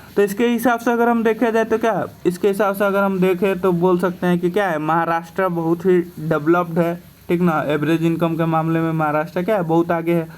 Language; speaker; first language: Hindi; native; Hindi